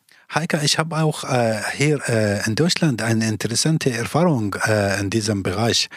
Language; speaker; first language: German; non-native, learner; Persian